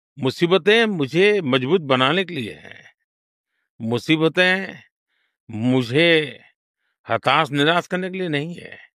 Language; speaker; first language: Hindi; non-native, local second language; Gujarati